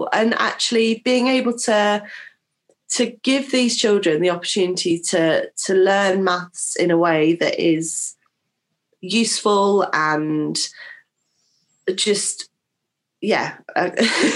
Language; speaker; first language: English; native; English